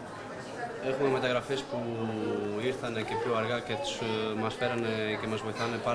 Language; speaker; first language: Greek; non-native, fluent; Portuguese